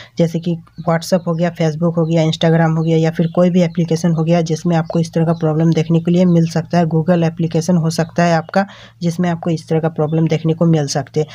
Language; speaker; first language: Hindi; native; Hindi